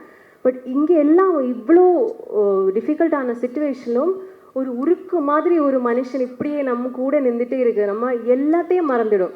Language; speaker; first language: Tamil; non-native, learner; Malayalam